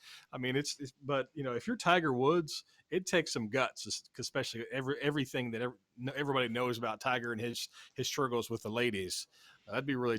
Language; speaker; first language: English; native; English